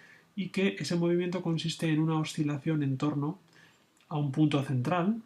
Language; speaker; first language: Spanish; native; Spanish